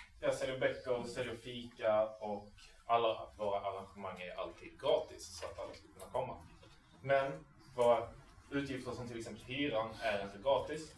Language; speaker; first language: Swedish; native; Swedish